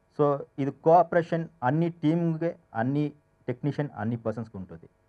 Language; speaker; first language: Telugu; non-native, learner; Tamil